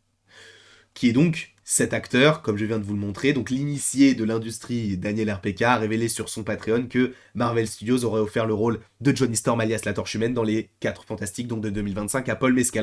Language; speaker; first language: French; native; French